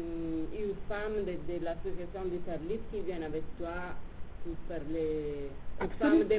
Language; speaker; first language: French; non-native, fluent; Italian